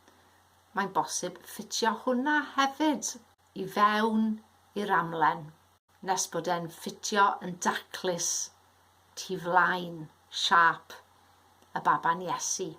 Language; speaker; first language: Welsh; native; Welsh